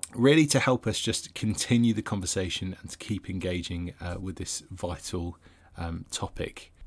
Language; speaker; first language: English; native; English